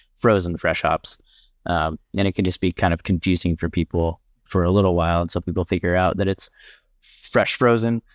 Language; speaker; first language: English; native; English